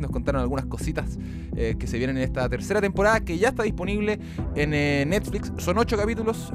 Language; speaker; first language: Spanish; native; Spanish